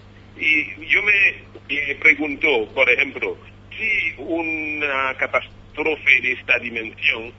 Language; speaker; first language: Spanish; non-native, fluent; Haitian Creole